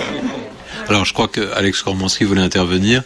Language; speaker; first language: French; native; French